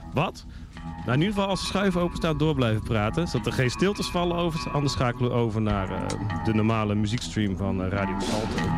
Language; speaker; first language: Dutch; native; Dutch